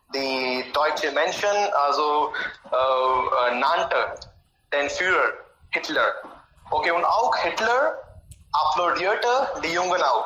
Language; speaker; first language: German; non-native, learner; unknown